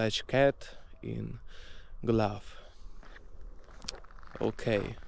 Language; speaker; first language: English; non-native, fluent; Russian